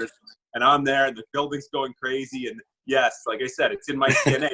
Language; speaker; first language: English; native; English